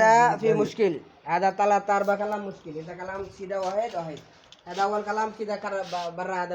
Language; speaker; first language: Arabic; non-native, learner; Urdu